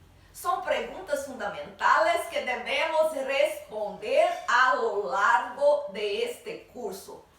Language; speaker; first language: Spanish; non-native, learner; Portuguese